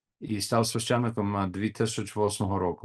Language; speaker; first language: Ukrainian; non-native, learner; English